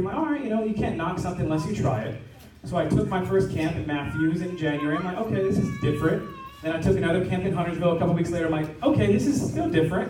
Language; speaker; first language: English; native; English